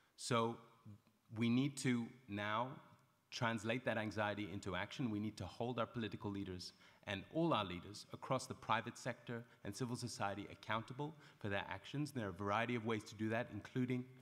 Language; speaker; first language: English; native; English